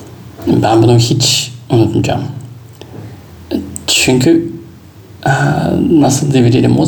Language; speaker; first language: Turkish; non-native, fluent; Russian